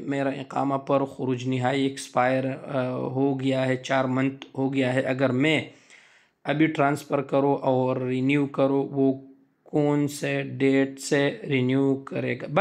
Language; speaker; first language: Urdu; non-native, local second language; Pashto